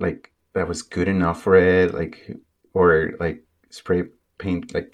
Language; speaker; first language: English; non-native, fluent; Spanish